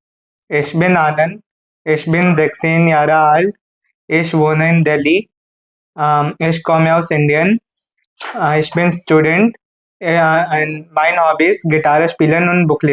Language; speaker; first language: German; non-native, learner; Hindi